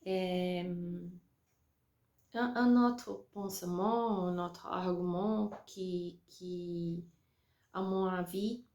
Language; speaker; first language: French; non-native, learner; Portuguese